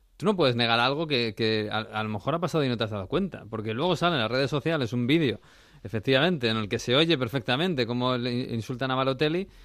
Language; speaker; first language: Spanish; native; Spanish